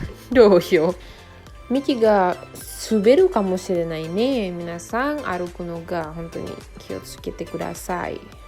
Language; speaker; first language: Japanese; non-native, fluent; Indonesian